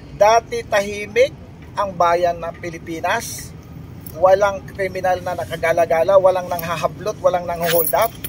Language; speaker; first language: Filipino; native; Filipino